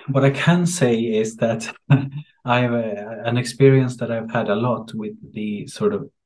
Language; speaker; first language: English; non-native, fluent; Swedish